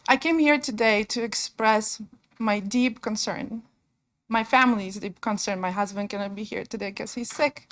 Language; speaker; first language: English; non-native, fluent; Polish